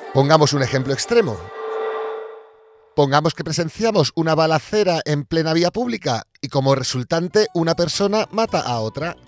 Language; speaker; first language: Spanish; native; Spanish